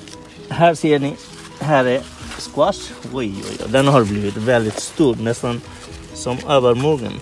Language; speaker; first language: Swedish; non-native, fluent; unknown